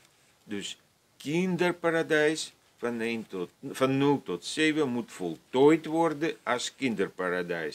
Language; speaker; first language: Dutch; non-native, fluent; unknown